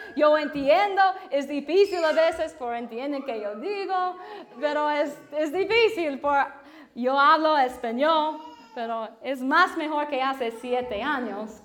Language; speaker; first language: Spanish; non-native, learner; English